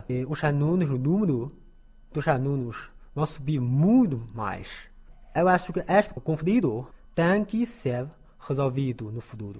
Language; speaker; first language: Portuguese; non-native, learner; Chinese